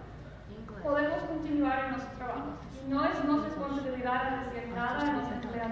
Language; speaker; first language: Spanish; early bilingual, other home language; English